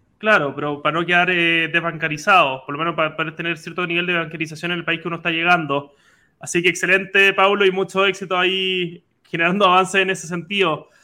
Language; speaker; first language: Spanish; native; Spanish